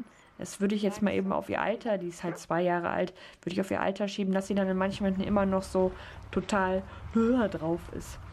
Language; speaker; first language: German; native; German